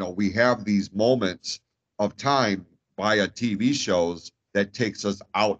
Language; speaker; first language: English; native; English